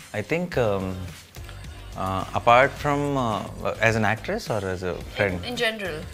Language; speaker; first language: English; non-native, local second language; Telugu